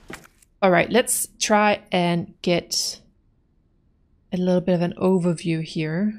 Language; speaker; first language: English; native; English